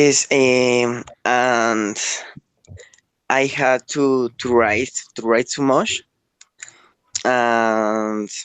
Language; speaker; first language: English; non-native, learner; Spanish